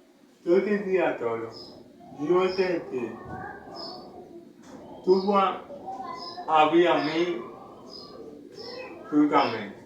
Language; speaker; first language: Spanish; non-native, learner; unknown